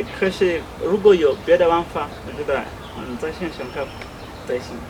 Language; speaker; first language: Chinese; non-native, learner; Swahili